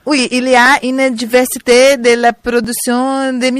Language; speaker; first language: French; non-native, learner; Portuguese